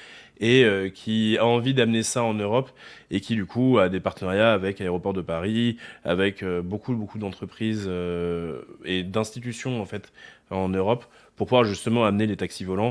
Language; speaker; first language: French; native; French